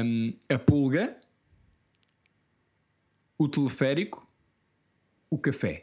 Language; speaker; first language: Portuguese; early bilingual, heritage; Portuguese